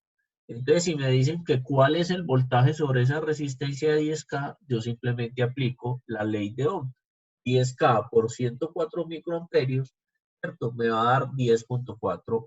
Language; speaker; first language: Spanish; native; Spanish